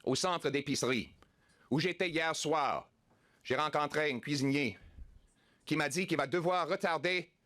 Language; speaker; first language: French; non-native, local second language; English